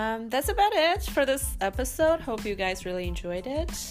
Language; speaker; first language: English; non-native, fluent; Chinese